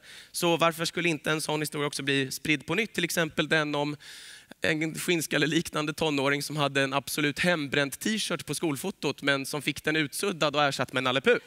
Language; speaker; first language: Swedish; native; Swedish